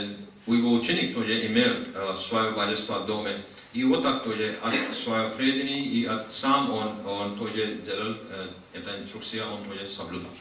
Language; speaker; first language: Russian; non-native, learner; Hindi